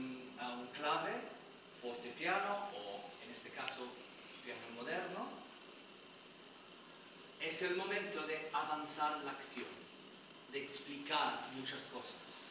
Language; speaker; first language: Spanish; non-native, local second language; Catalan